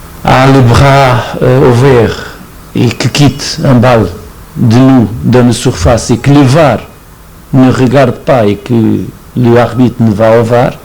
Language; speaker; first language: French; non-native, fluent; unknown